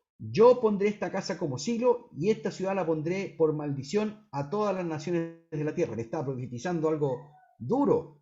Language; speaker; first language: Spanish; native; Spanish